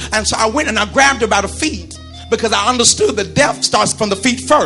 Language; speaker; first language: English; native; English